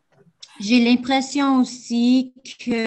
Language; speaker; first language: French; non-native, fluent; English